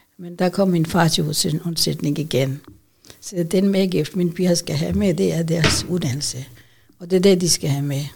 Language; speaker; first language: Danish; non-native, fluent; Urdu